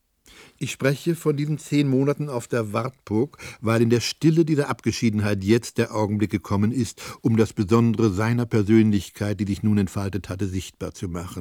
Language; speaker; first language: German; native; German